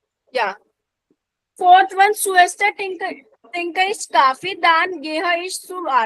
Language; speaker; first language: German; non-native, fluent; Hindi